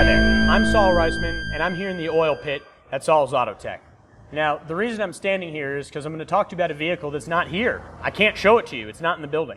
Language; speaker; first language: English; native; English